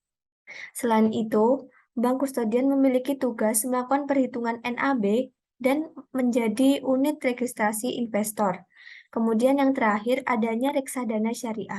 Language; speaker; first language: Indonesian; native; Indonesian